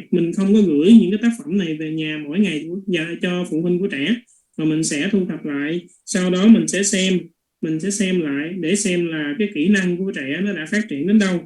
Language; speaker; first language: Vietnamese; native; Vietnamese